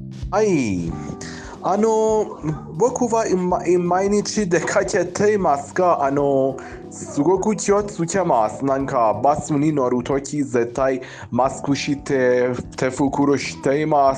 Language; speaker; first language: Japanese; non-native, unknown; Persian